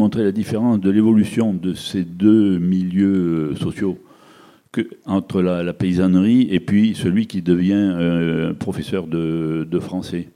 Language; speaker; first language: French; native; French